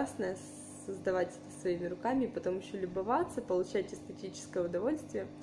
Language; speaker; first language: Russian; native; Russian